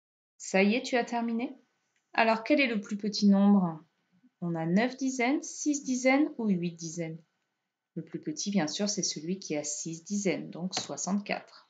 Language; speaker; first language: French; native; French